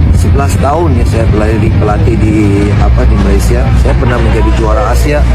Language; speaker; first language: Malay; non-native, local second language; Tamil